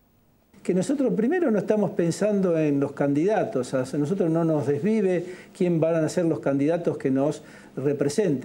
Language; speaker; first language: Spanish; native; Spanish